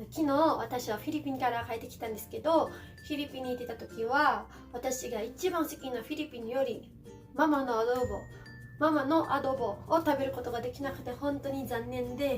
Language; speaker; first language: Japanese; non-native, fluent; Filipino